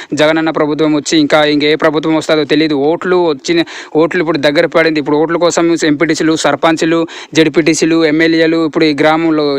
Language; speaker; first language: Telugu; native; Telugu